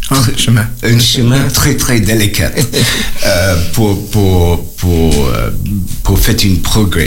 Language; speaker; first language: French; non-native, learner; English